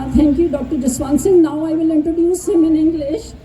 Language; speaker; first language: English; non-native, local second language; Punjabi